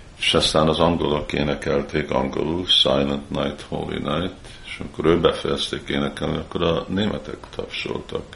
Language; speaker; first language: Hungarian; early bilingual, heritage; Hungarian